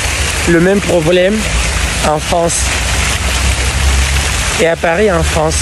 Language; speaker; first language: French; non-native, fluent; Russian